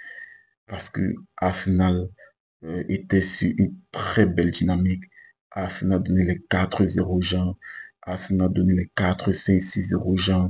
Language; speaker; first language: French; native; French